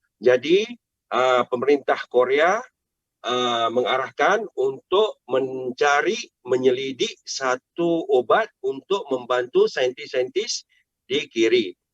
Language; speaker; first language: Malay; non-native, local second language; Chinese